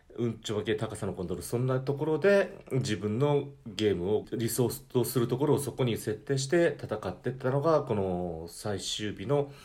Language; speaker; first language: Japanese; native; Japanese